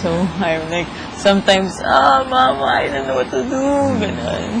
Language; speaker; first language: English; non-native, local second language; Filipino